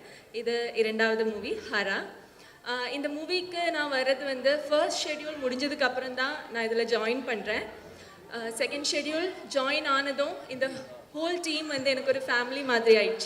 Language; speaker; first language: Tamil; non-native, fluent; Malayalam